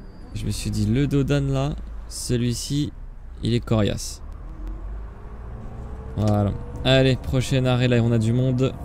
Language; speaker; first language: French; native; French